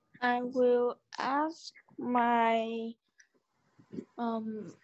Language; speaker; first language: English; non-native, learner; Vietnamese